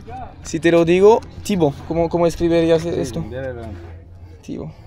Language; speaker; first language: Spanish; non-native, fluent; French